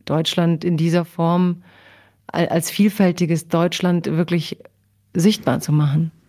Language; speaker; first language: German; early bilingual, other home language; Croatian